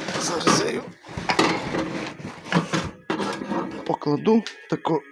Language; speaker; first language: Ukrainian; native; Ukrainian